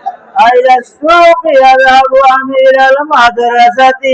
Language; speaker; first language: Arabic; non-native, learner; Bangla